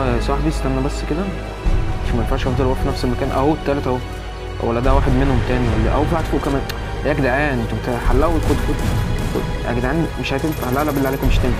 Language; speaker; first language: Arabic; native; Arabic